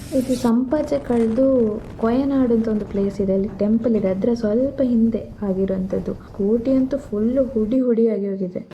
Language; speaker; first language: Kannada; non-native, local second language; Tulu